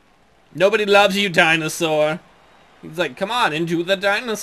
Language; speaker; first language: English; native; English